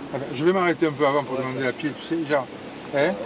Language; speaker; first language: French; native; French